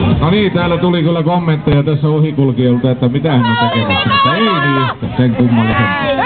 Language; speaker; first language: Finnish; native; Finnish